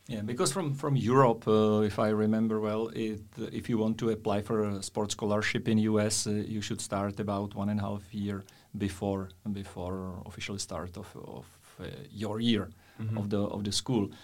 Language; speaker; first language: English; non-native, fluent; Czech